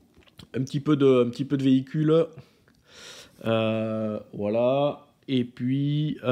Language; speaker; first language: French; native; French